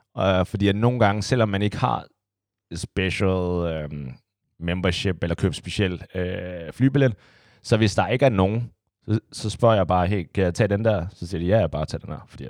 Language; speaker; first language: Danish; non-native, fluent; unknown